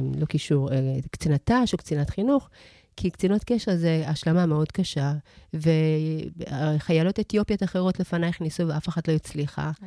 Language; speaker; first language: Hebrew; early bilingual, other home language; Amharic